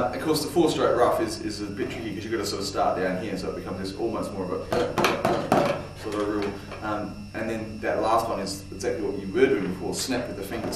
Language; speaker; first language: English; native; English